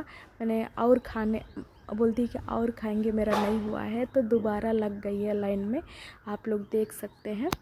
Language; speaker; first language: Hindi; non-native, local second language; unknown